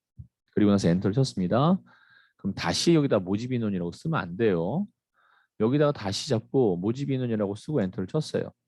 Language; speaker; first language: Korean; native; Korean